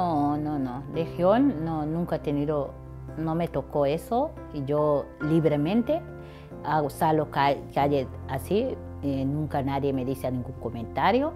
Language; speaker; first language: Spanish; non-native, learner; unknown